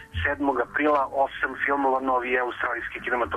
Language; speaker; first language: Croatian; native; Croatian